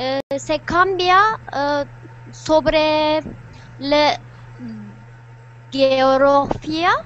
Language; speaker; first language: Spanish; non-native, learner; Turkish